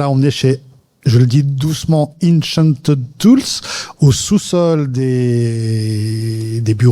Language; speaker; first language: French; native; French